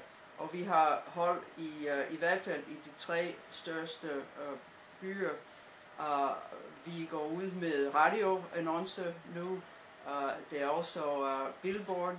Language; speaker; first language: Danish; non-native, fluent; English